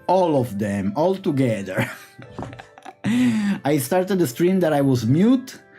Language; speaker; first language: English; non-native, fluent; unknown